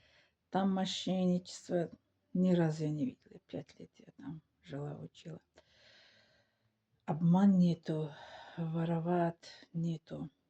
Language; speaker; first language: Russian; non-native, local second language; Tajik